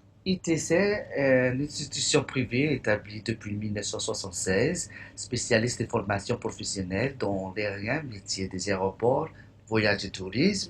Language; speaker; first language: French; non-native, fluent; English